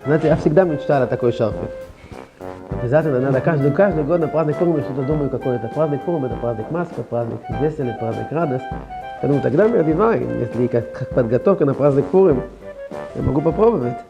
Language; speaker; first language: Russian; non-native, learner; Hebrew